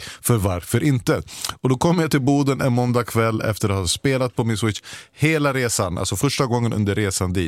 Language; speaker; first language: Swedish; native; Swedish